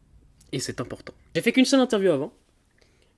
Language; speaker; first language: French; native; French